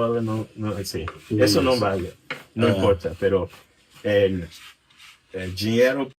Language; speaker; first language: Portuguese; non-native, learner; English